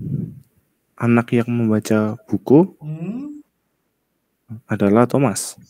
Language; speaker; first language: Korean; non-native, learner; Indonesian